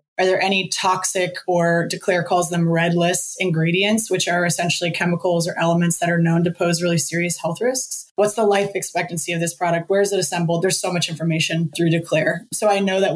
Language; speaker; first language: English; native; English